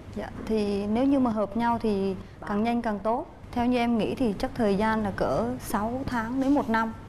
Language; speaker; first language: Vietnamese; native; Vietnamese